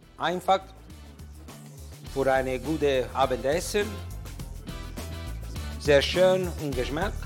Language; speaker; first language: German; non-native, learner; Italian